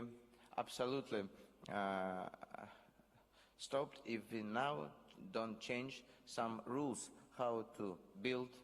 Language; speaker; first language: English; non-native, learner; Russian